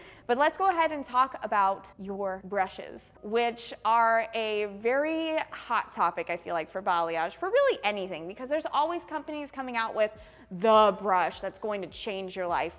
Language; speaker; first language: English; native; English